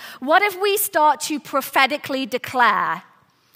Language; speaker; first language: English; native; English